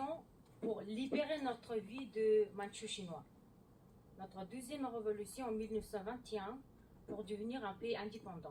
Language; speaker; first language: French; non-native, learner; Mongolian